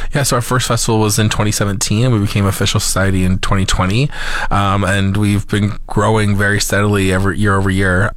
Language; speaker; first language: English; native; English